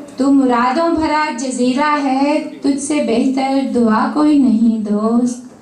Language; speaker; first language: Urdu; native; Urdu